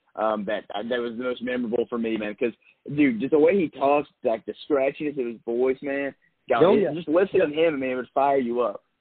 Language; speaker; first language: English; native; English